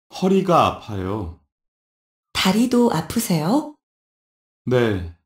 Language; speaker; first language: Korean; non-native, fluent; Vietnamese